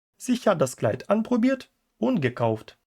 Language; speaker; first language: German; non-native, fluent; Ukrainian